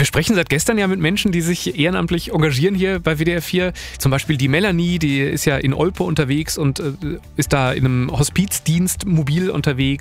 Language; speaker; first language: German; native; German